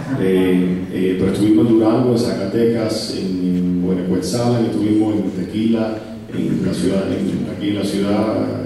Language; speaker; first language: Spanish; early bilingual, heritage; Spanish